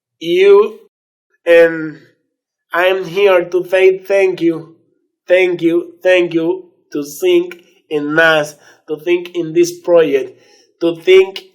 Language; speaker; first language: English; non-native, learner; Spanish